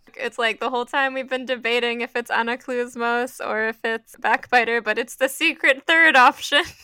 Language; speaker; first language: English; native; English